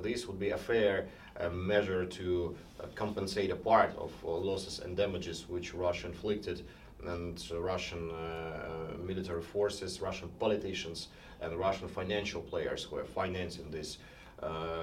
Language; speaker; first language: English; non-native, fluent; Ukrainian